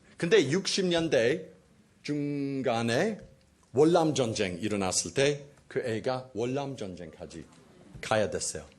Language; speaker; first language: Korean; non-native, fluent; English